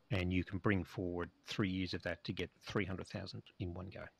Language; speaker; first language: English; native; English